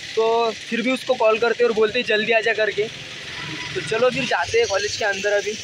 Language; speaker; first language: Hindi; non-native, local second language; Marathi